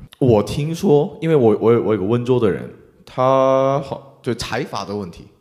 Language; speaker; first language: Chinese; non-native, fluent; Korean